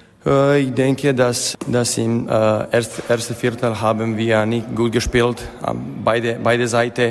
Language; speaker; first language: German; non-native, fluent; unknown